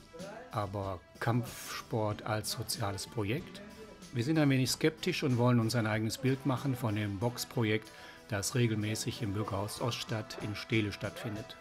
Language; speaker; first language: German; native; German